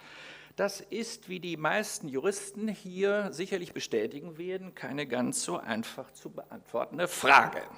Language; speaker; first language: German; native; German